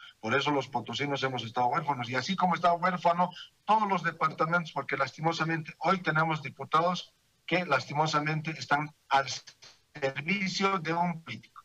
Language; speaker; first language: Spanish; native; Spanish